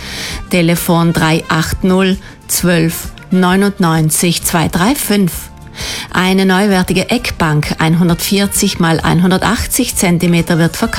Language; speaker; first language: German; native; German